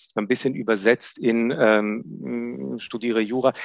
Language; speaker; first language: German; non-native, fluent; Hebrew